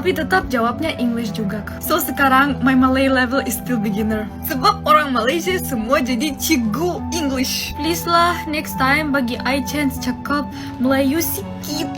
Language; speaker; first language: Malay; non-native, learner; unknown